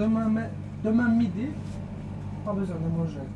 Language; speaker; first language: French; non-native, learner; Turkish